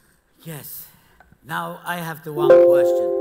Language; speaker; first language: English; non-native, learner; Kurdish